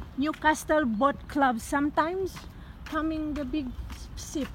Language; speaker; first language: English; non-native, learner; Indonesian